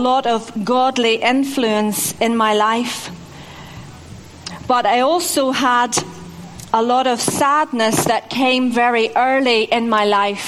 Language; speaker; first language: English; native; English